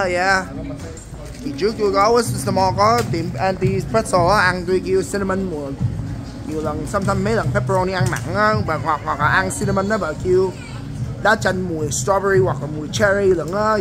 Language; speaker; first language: Vietnamese; early bilingual, heritage; Vietnamese